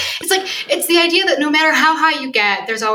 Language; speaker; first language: English; native; English